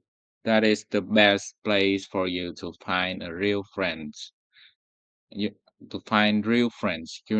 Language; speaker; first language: English; non-native, learner; Vietnamese